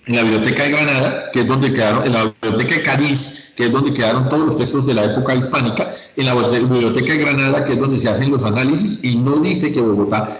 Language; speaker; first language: Spanish; native; Spanish